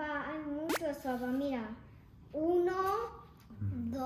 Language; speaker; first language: Spanish; early bilingual, heritage; Spanish